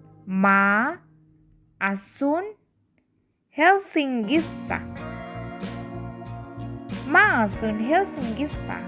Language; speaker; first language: Finnish; non-native, learner; Bangla